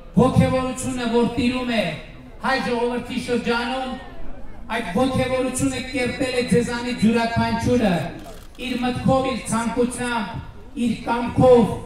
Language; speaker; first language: Armenian; native; Armenian